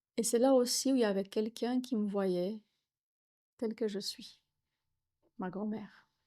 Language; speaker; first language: French; non-native, fluent; Romanian